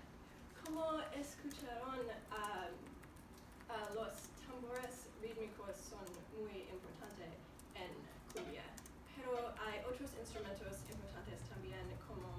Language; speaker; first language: Spanish; non-native, learner; English